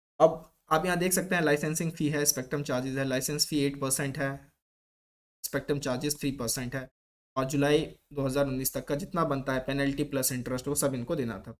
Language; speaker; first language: Hindi; native; Hindi